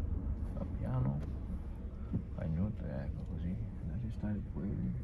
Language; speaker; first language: Italian; non-native, learner; Filipino